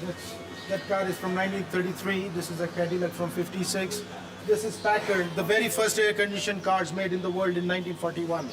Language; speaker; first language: English; non-native, local second language; Hindi